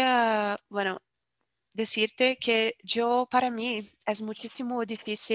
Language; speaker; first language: Spanish; non-native, fluent; Portuguese